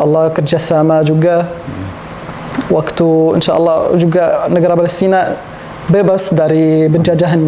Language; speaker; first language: Indonesian; non-native, learner; Arabic